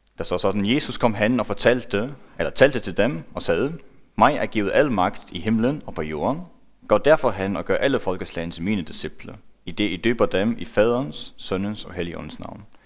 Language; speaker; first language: Danish; non-native, local second language; Faroese